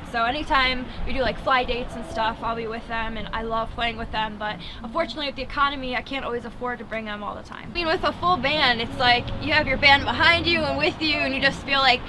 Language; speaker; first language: English; native; English